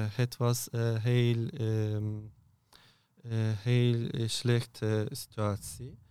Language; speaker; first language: Dutch; non-native, learner; Turkish